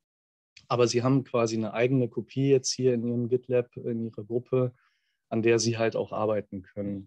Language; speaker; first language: German; native; German